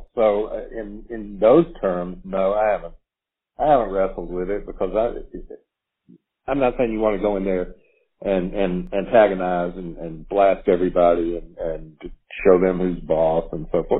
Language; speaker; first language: English; native; English